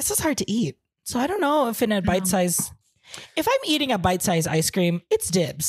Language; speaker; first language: English; non-native, local second language; Hiligaynon